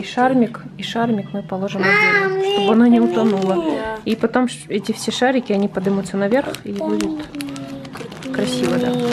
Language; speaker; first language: Russian; native; Russian